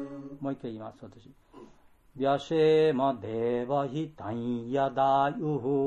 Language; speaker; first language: Japanese; non-native, fluent; Bangla